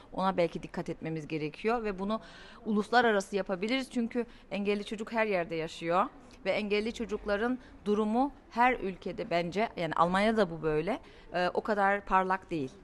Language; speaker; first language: Turkish; early bilingual, heritage; Turkish